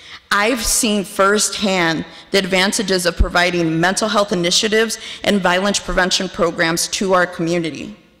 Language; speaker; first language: English; early bilingual, other home language; Spanish